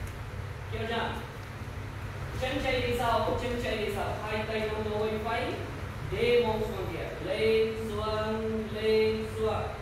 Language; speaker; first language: Vietnamese; non-native, learner; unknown